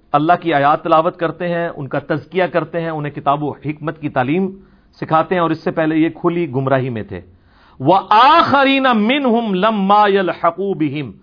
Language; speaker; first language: Urdu; non-native, local second language; Punjabi